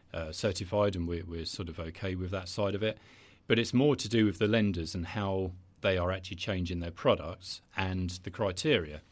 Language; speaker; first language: English; native; English